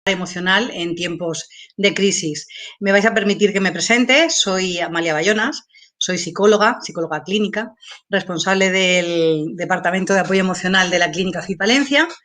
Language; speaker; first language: Spanish; native; Spanish